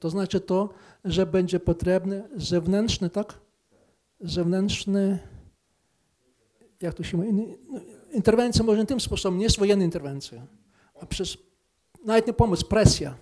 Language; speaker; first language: Polish; non-native, fluent; Ukrainian